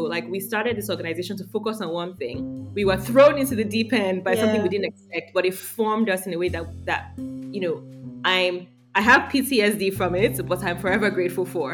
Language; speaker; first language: English; non-native, local second language; Yoruba